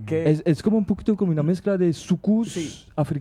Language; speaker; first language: Spanish; non-native, fluent; French